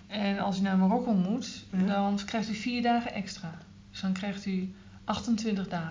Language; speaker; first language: Dutch; native; Dutch